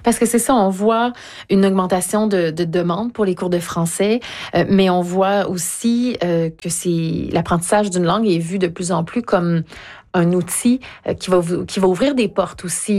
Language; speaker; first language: French; native; French